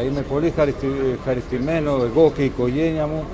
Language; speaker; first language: Greek; non-native, learner; Spanish